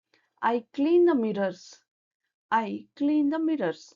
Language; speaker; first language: English; non-native, local second language; Kannada